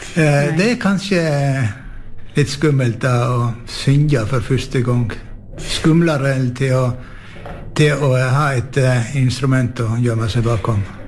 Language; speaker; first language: Norwegian; native; Norwegian